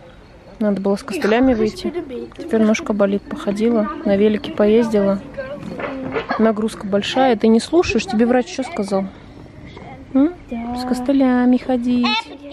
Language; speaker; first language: Russian; native; Russian